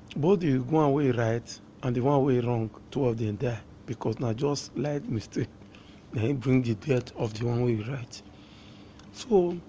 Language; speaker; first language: Nigerian Pidgin; native; Nigerian Pidgin